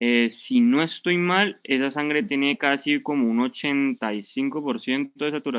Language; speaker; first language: Spanish; native; Spanish